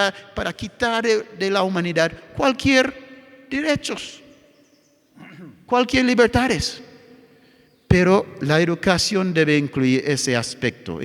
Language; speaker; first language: Spanish; non-native, fluent; English